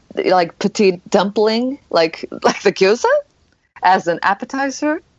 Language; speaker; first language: English; non-native, fluent; Japanese